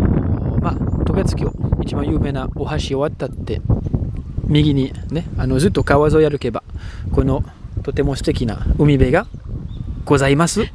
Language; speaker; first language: Japanese; native; Japanese